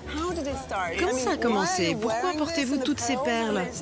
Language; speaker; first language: French; native; French